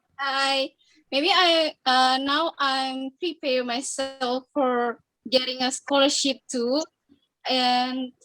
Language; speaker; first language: English; non-native, learner; Indonesian